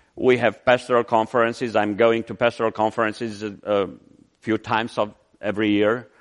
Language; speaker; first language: English; non-native, fluent; Romanian